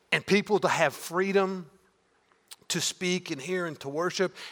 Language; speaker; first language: English; native; English